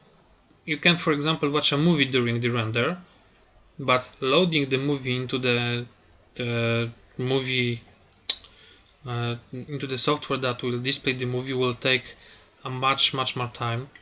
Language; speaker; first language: English; non-native, fluent; Polish